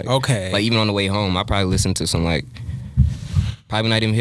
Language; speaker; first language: English; native; English